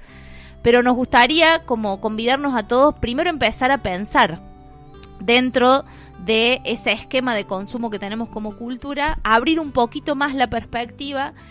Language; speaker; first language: Spanish; native; Spanish